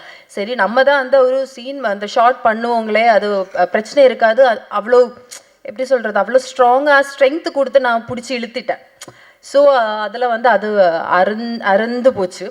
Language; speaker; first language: Tamil; non-native, fluent; Malayalam